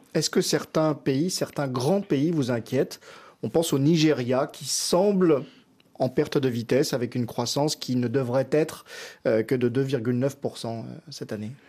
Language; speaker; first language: French; native; French